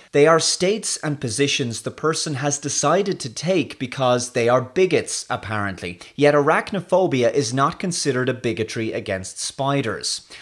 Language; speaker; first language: English; native; English